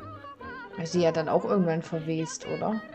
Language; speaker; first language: German; native; German